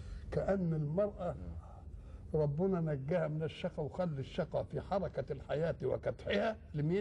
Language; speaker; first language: Arabic; native; Arabic